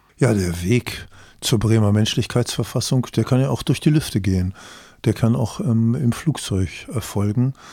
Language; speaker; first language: German; native; German